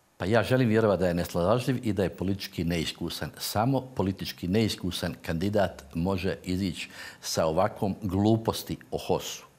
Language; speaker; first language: Croatian; native; Croatian